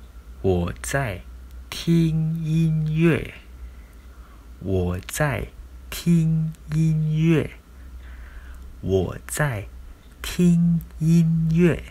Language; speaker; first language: Chinese; non-native, local second language; Malay